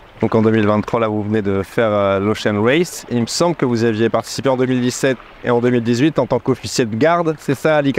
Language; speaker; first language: French; native; French